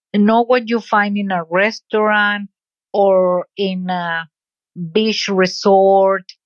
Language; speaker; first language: English; non-native, fluent; Spanish